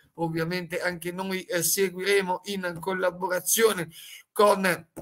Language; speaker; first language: Italian; native; Italian